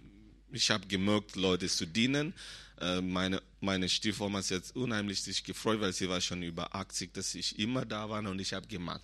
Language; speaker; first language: German; non-native, fluent; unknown